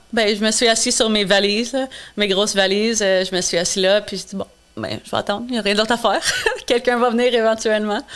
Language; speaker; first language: French; non-native, local second language; English